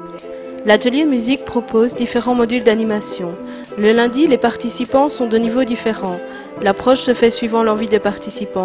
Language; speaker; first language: French; native; French